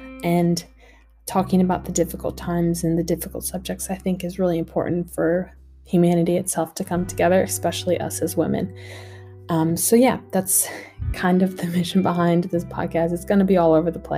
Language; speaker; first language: English; native; English